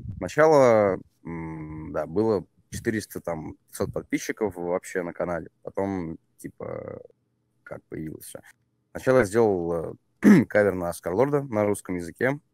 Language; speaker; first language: Russian; native; Russian